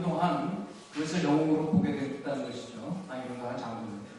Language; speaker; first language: Korean; native; Korean